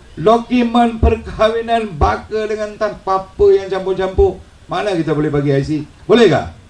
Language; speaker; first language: Malay; non-native, local second language; Tamil